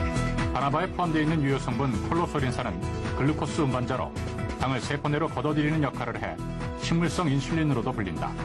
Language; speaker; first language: Korean; native; Korean